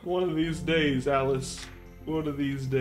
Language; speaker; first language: English; native; English